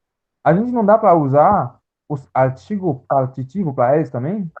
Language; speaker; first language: Portuguese; non-native, fluent; Haitian Creole